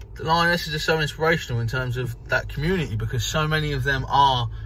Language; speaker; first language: English; native; English